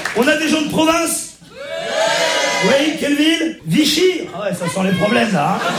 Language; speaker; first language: French; native; French